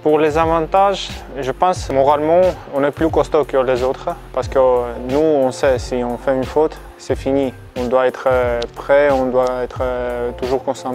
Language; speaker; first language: French; non-native, fluent; Armenian